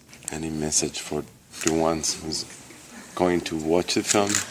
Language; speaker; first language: English; non-native, learner; Spanish